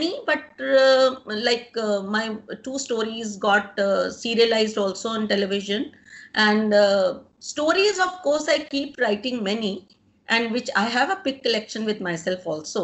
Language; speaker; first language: English; non-native, local second language; Punjabi